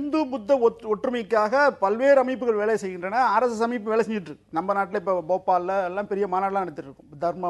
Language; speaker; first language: Tamil; native; Tamil